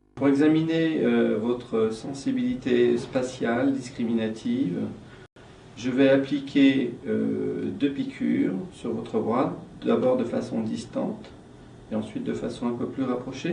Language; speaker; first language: French; native; French